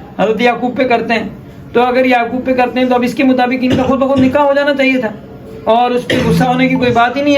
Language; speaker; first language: Urdu; native; Urdu